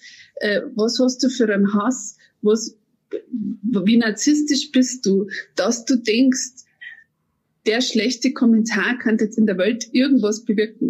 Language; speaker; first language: German; native; German